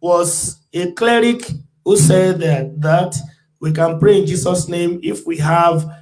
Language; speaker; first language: English; non-native, local second language; Yoruba